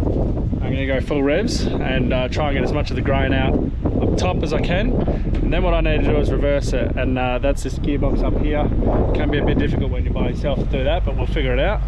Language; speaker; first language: English; native; English